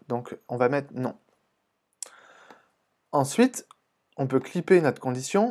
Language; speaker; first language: French; native; French